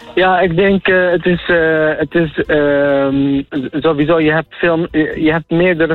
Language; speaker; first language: Dutch; non-native, fluent; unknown